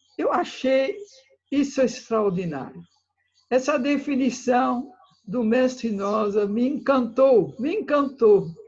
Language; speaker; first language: Portuguese; non-native, fluent; French